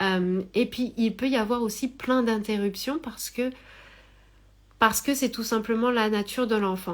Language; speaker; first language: French; native; French